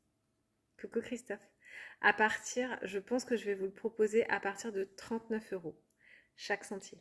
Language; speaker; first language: French; native; French